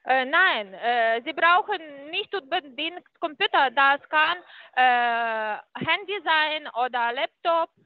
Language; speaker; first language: German; non-native, fluent; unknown